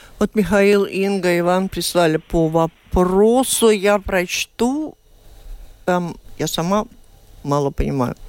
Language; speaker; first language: Russian; native; Russian